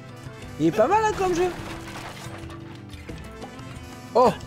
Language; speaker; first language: French; native; French